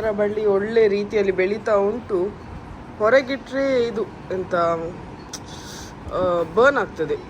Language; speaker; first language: Kannada; non-native, local second language; Tulu